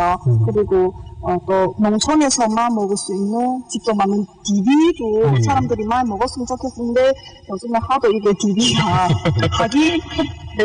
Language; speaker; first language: Korean; early bilingual, heritage; Korean